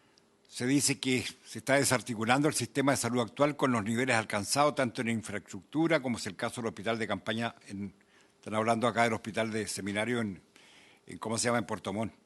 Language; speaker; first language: Spanish; native; Spanish